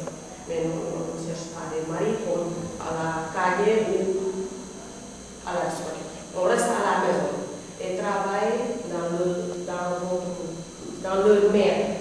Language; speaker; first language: French; non-native, learner; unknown